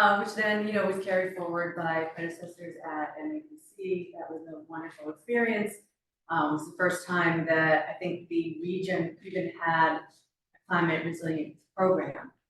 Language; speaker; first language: English; native; English